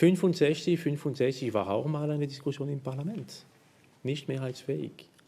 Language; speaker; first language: German; non-native, local second language; French